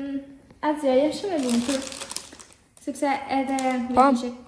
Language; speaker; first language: Albanian; early bilingual, heritage; Albanian